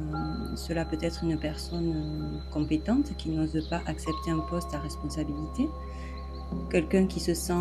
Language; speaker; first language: French; native; French